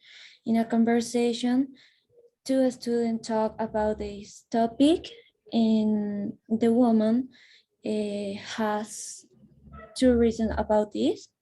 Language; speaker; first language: English; non-native, learner; Spanish